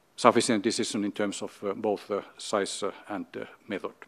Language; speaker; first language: English; non-native, fluent; Finnish